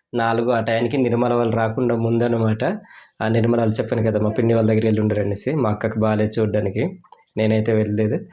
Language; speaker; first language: Telugu; native; Telugu